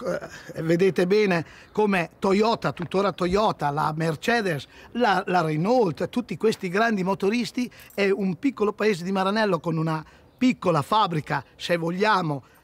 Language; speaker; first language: Italian; native; Italian